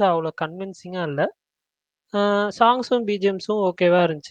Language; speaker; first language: Tamil; native; Tamil